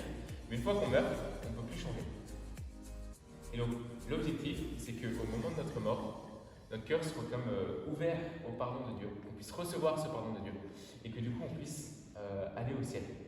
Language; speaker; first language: French; native; French